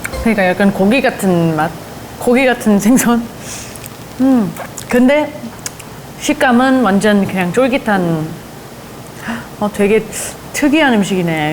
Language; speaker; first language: Korean; non-native, fluent; English